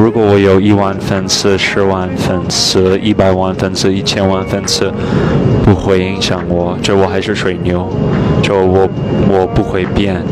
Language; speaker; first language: Chinese; non-native, fluent; English